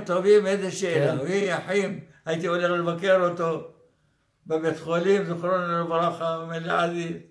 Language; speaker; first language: Hebrew; non-native, fluent; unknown